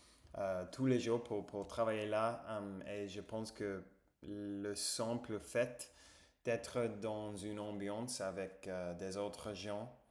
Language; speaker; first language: French; non-native, fluent; English